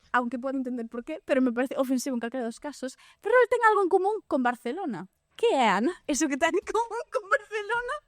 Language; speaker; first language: Spanish; native; Spanish